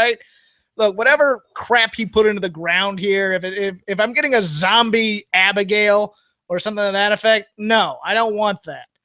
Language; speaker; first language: English; native; English